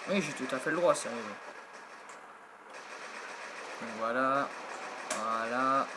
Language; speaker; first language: French; native; French